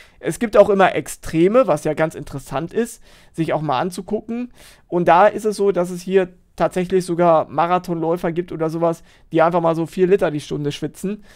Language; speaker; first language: German; native; German